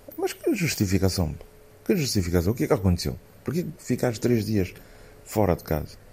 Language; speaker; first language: Portuguese; non-native, local second language; Upper Guinea Crioulo